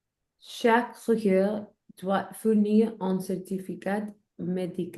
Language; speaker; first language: French; non-native, learner; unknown